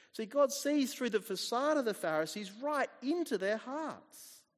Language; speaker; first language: English; native; English